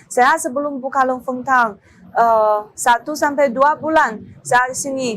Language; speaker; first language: Indonesian; non-native, learner; Chinese